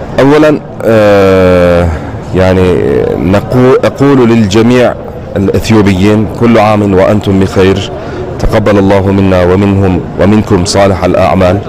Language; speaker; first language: Arabic; non-native, fluent; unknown